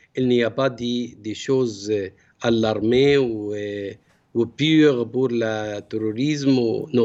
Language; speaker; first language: French; non-native, learner; Arabic